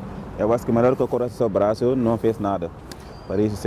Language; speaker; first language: Portuguese; non-native, learner; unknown